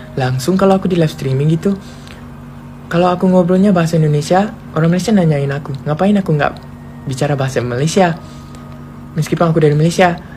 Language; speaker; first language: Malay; native; Malay